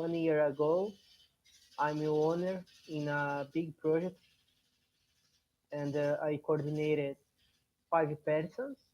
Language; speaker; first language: English; non-native, learner; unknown